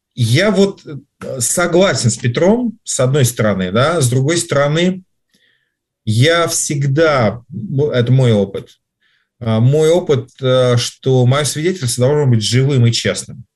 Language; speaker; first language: Russian; native; Russian